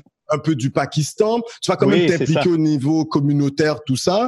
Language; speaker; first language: French; native; French